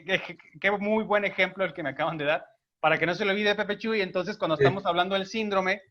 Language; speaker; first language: Spanish; native; Spanish